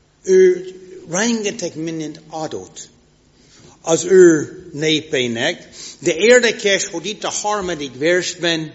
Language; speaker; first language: Hungarian; non-native, fluent; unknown